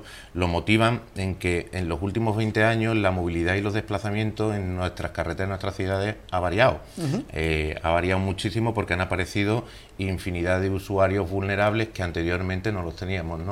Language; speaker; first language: Spanish; native; Spanish